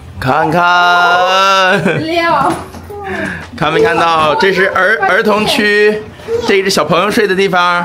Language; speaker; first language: Chinese; native; Chinese